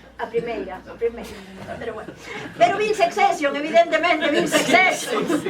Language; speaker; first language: Galician; non-native, local second language; Spanish